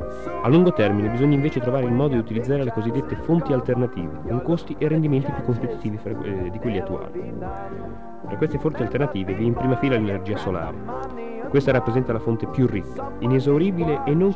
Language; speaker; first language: Italian; native; Italian